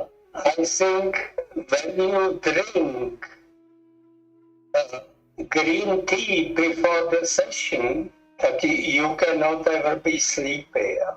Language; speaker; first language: English; non-native, learner; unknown